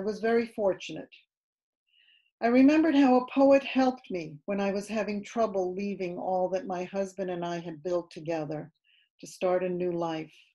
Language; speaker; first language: English; native; English